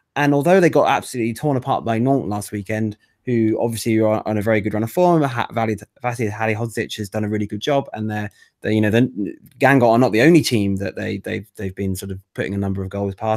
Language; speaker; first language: English; native; English